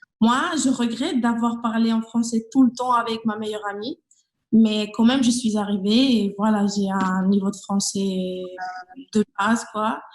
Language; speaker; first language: French; non-native, fluent; Spanish